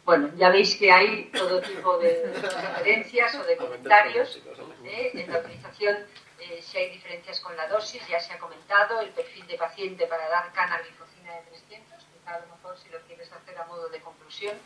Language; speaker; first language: Spanish; native; Spanish